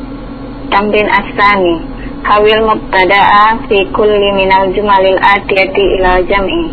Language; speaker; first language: Arabic; non-native, learner; Indonesian